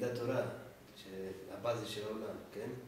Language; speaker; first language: Hebrew; non-native, learner; English